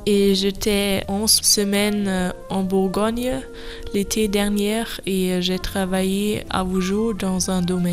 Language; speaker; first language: French; non-native, learner; German